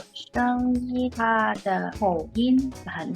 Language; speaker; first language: Chinese; non-native, learner; English